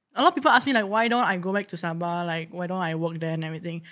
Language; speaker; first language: English; non-native, local second language; Chinese